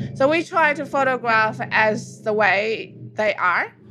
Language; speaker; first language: English; non-native, fluent; Chinese